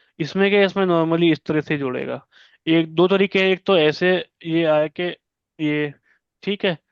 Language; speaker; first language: Hindi; native; Hindi